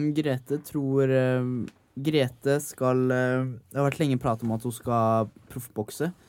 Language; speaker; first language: Norwegian; native; Norwegian